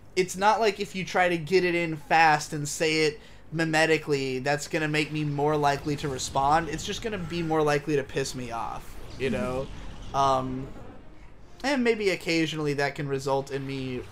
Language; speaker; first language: English; native; English